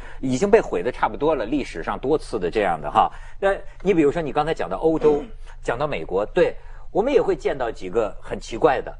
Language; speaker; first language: Chinese; native; Chinese